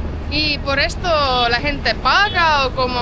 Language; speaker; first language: Spanish; non-native, fluent; Estonian